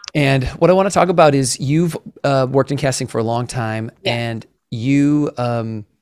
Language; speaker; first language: English; native; English